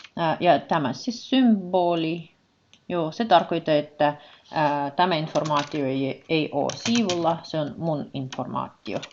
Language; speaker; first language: Finnish; non-native, learner; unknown